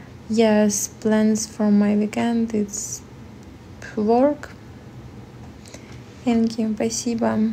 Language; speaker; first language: English; non-native, learner; Ukrainian